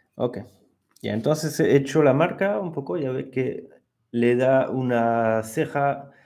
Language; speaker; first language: Spanish; non-native, fluent; French